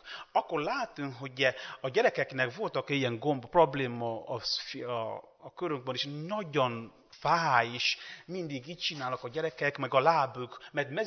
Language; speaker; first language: Hungarian; non-native, learner; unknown